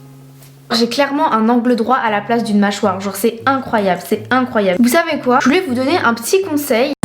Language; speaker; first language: French; native; French